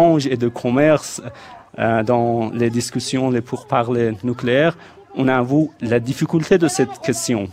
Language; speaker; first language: French; non-native, fluent; Persian